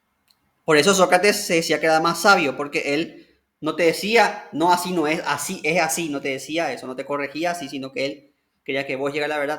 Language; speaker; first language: Spanish; native; Spanish